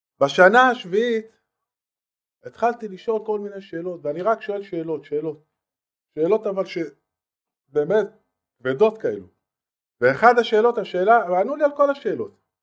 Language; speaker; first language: Hebrew; non-native, fluent; French